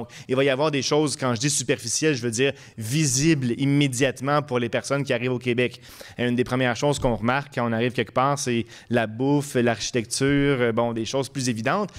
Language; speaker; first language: French; native; French